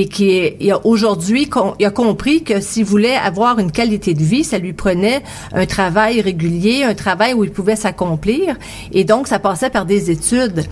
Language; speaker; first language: French; native; French